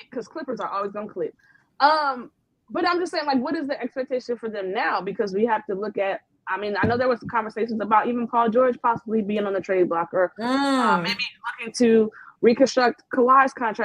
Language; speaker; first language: English; native; English